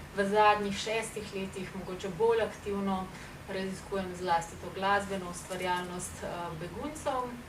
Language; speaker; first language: Slovenian; native; Slovenian